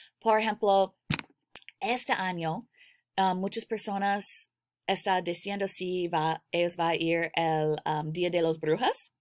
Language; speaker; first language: Spanish; non-native, learner; English